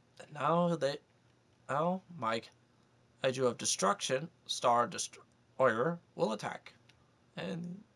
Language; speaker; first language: English; native; English